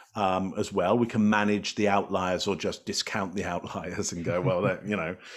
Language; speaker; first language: English; native; English